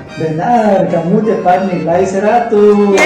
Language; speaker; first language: Indonesian; non-native, learner; Spanish